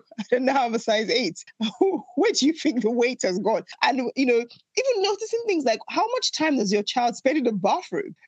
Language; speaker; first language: English; non-native, local second language; Yoruba